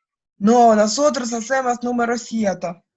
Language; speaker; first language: Spanish; non-native, learner; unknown